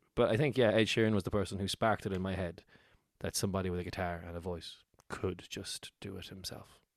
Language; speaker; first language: English; native; English